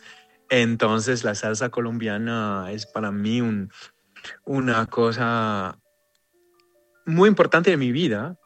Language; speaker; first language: Spanish; non-native, fluent; Hebrew